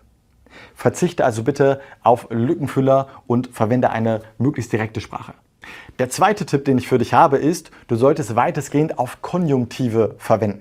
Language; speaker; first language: German; native; German